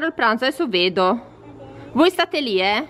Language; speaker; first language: Italian; native; Italian